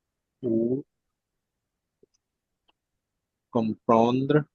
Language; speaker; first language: French; non-native, learner; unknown